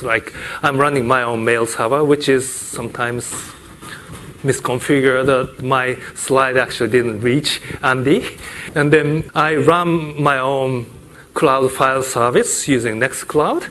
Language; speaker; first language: English; non-native, fluent; Japanese